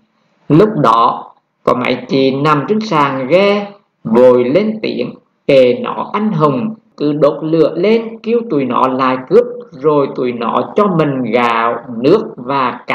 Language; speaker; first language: Vietnamese; native; Vietnamese